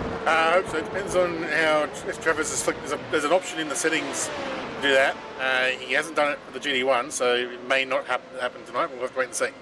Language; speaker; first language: English; native; English